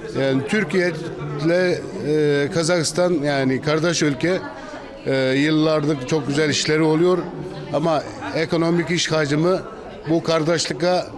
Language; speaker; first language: Turkish; non-native, fluent; Kazakh